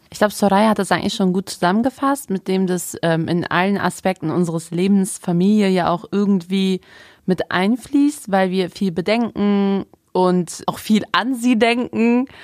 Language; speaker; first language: German; native; German